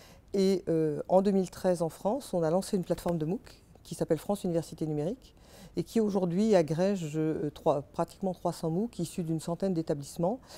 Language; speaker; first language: French; native; French